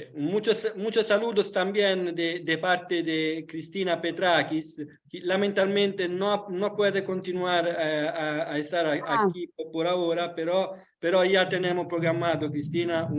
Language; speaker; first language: Spanish; non-native, learner; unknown